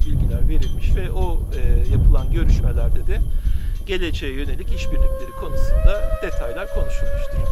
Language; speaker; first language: Turkish; native; Turkish